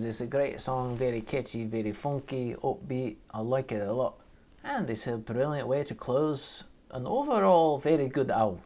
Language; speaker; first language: English; native; English